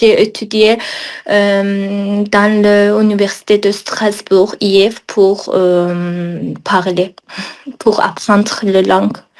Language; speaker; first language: French; non-native, learner; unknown